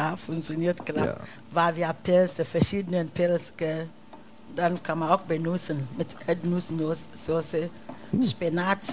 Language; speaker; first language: German; non-native, learner; Akan